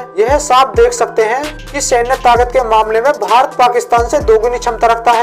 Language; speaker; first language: Hindi; native; Hindi